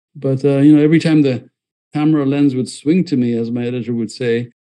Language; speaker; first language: English; non-native, fluent; Malayalam